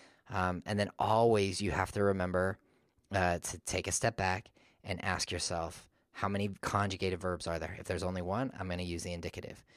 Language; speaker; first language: English; native; English